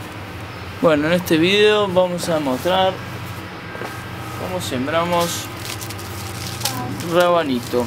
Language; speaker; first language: Spanish; native; Spanish